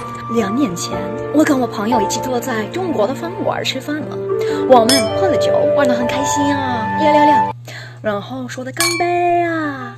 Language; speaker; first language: Chinese; non-native, learner; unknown